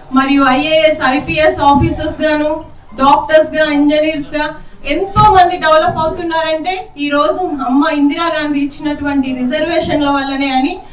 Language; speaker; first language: Telugu; non-native, local second language; Lambadi